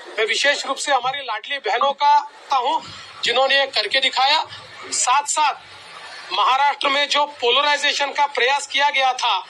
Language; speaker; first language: Hindi; non-native, local second language; Marathi